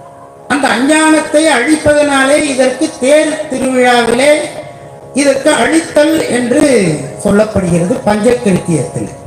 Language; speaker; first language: Tamil; native; Tamil